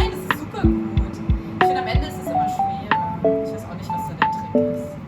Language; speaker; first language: German; non-native, fluent; Korean